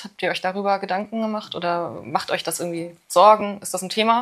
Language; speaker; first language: German; native; German